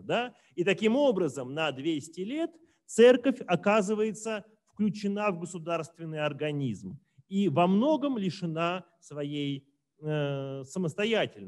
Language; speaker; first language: Russian; native; Russian